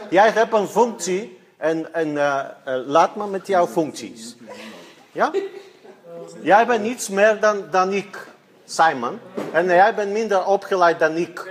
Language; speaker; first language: Dutch; non-native, fluent; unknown